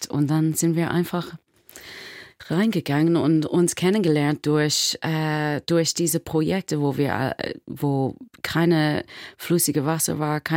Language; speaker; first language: German; non-native, fluent; English